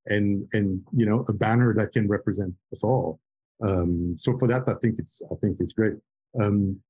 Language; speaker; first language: English; non-native, fluent; French